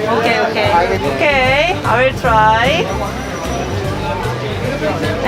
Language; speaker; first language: English; non-native, learner; Korean